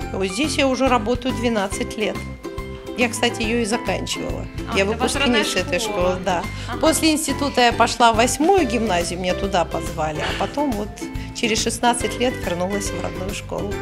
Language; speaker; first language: Russian; native; Russian